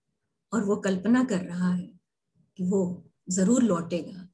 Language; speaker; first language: Hindi; native; Hindi